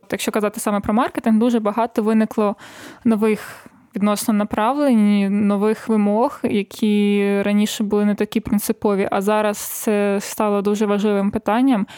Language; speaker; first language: Ukrainian; native; Ukrainian